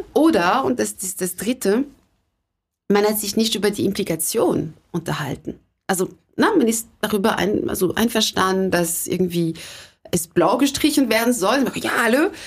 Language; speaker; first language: German; non-native, fluent; French